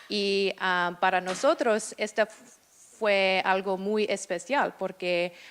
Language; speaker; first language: Spanish; non-native, fluent; English